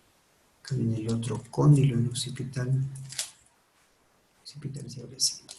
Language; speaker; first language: Spanish; native; Spanish